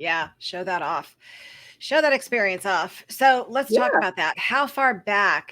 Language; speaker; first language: English; native; English